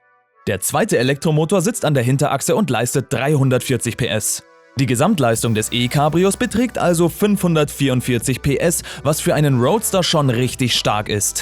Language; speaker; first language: German; native; German